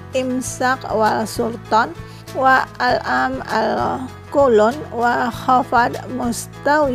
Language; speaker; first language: Arabic; non-native, fluent; Indonesian